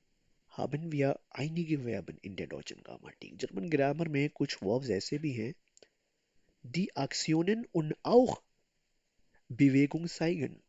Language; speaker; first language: German; non-native, fluent; Urdu